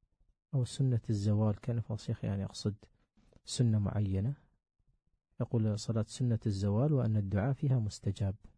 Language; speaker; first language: Arabic; native; Arabic